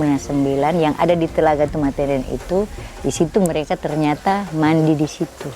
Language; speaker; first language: Indonesian; native; Indonesian